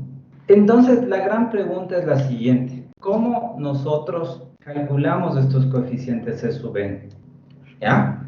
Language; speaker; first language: Spanish; native; Spanish